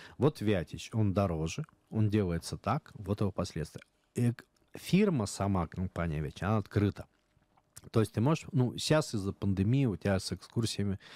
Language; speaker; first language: Russian; native; Russian